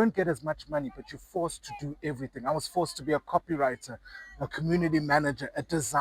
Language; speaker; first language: English; non-native, local second language; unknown